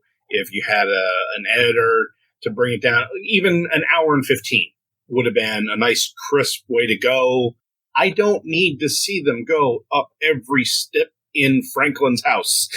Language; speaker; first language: English; native; English